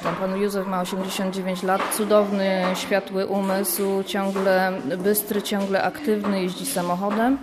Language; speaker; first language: Polish; native; Polish